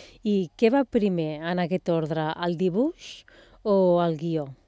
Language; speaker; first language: Catalan; native; Catalan